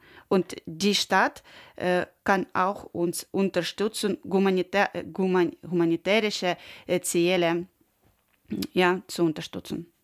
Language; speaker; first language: German; non-native, learner; Ukrainian